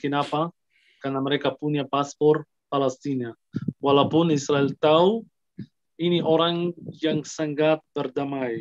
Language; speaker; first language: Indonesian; non-native, fluent; Arabic